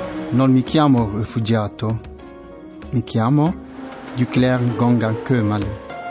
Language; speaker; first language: Italian; non-native, fluent; French